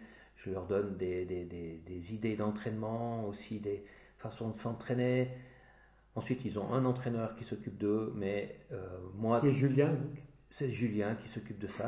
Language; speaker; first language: French; native; French